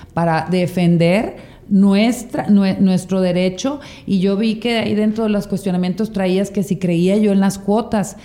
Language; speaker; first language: Spanish; native; Spanish